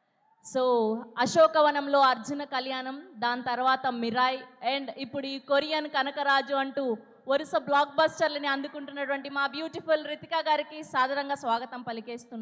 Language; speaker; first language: Telugu; native; Telugu